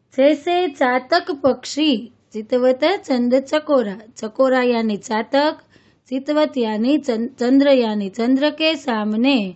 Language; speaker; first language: Hindi; non-native, local second language; Gujarati